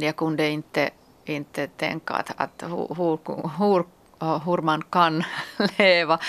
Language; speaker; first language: Swedish; non-native, local second language; Finnish